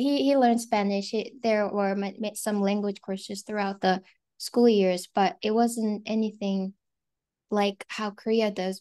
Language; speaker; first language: English; non-native, fluent; Korean